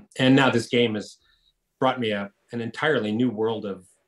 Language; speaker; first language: English; native; English